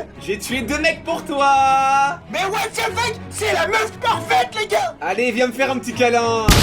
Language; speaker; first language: French; native; French